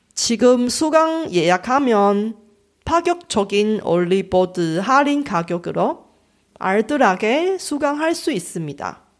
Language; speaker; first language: Korean; non-native, fluent; Chinese